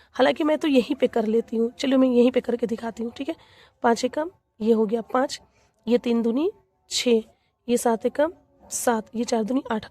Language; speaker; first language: Hindi; native; Hindi